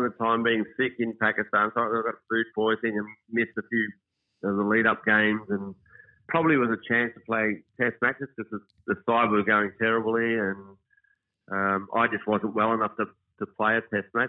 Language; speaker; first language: English; native; English